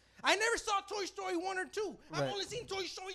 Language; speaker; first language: English; native; English